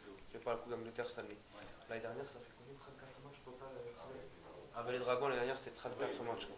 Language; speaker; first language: French; native; French